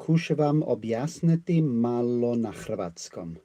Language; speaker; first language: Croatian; non-native, learner; English